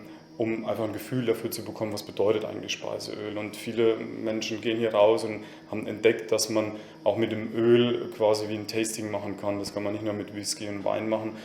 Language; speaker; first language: German; native; German